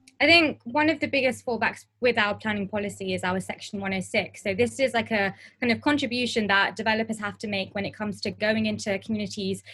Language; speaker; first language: English; native; English